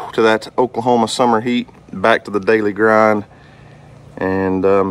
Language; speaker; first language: English; native; English